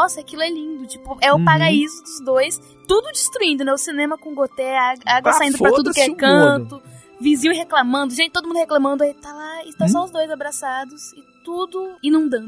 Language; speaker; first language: Portuguese; native; Portuguese